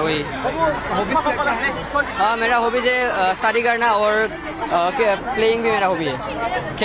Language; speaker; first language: Hindi; non-native, local second language; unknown